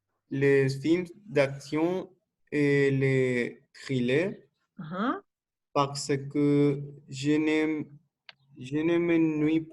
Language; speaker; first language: French; non-native, learner; Spanish